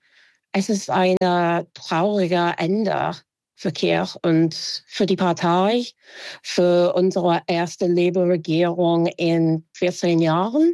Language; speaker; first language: German; non-native, fluent; English